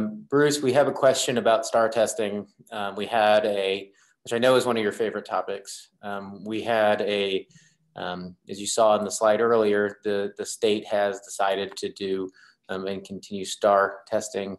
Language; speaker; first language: English; native; English